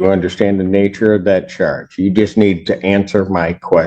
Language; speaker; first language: English; native; English